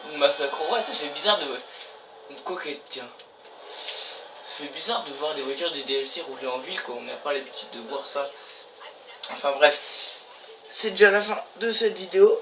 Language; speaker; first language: French; native; French